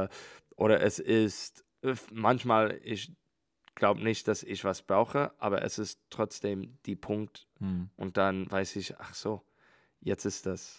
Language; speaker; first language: German; non-native, learner; English